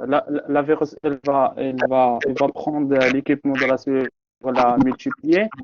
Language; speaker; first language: French; non-native, local second language; Arabic